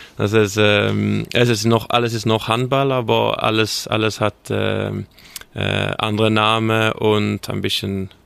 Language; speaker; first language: German; non-native, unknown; Swedish